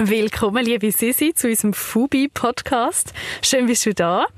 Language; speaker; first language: German; native; German